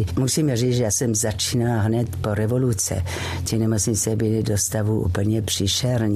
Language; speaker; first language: Czech; non-native, fluent; French